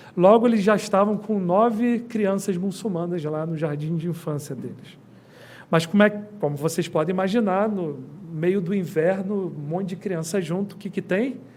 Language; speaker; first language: Portuguese; native; Portuguese